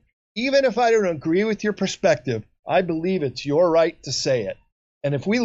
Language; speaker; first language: English; native; English